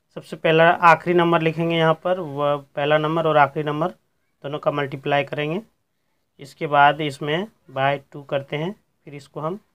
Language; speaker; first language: Hindi; native; Hindi